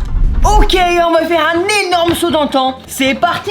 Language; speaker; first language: French; native; French